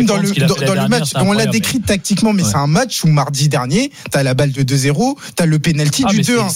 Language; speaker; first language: French; native; French